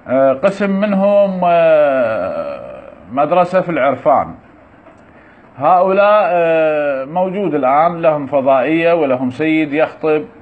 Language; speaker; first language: Arabic; native; Arabic